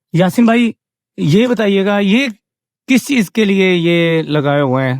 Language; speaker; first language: Urdu; non-native, local second language; Punjabi